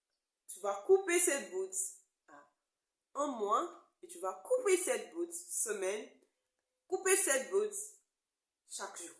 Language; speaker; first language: French; non-native, learner; English